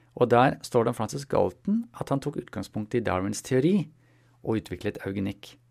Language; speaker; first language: Norwegian; non-native, fluent; German